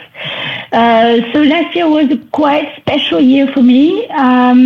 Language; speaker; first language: English; non-native, fluent; French